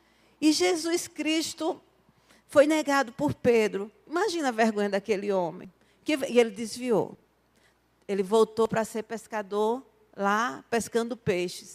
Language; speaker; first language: Portuguese; native; Portuguese